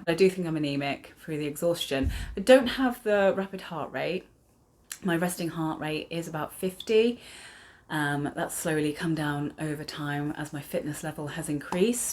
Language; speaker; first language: English; native; English